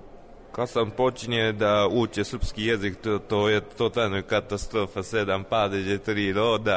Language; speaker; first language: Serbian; non-native, learner; Japanese